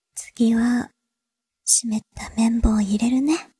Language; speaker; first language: Japanese; non-native, learner; Chinese